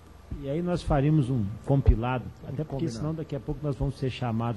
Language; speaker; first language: Portuguese; native; Portuguese